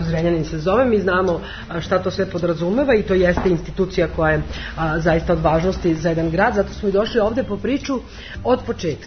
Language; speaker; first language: Serbian; native; Serbian